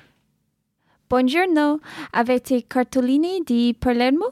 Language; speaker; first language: Italian; non-native, learner; English